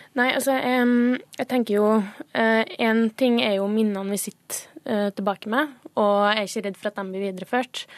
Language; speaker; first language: Norwegian; native; Norwegian